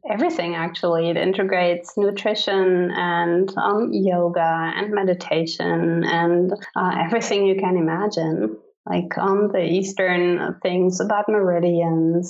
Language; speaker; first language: English; non-native, fluent; German